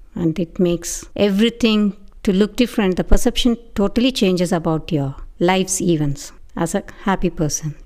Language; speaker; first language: English; non-native, local second language; Tamil